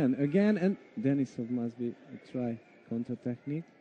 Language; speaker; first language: English; non-native, learner; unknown